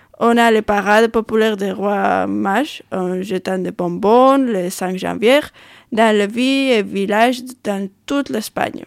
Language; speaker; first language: French; non-native, learner; Spanish